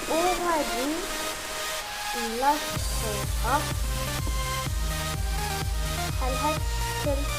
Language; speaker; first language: Arabic; native; Arabic